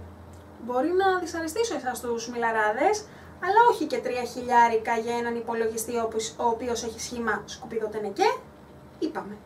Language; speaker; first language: Greek; native; Greek